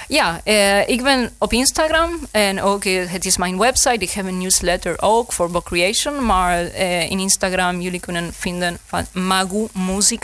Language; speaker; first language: Dutch; non-native, learner; Spanish